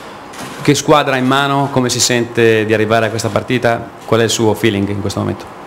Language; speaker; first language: Italian; native; Italian